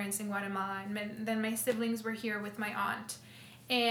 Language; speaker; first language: English; early bilingual, other home language; Spanish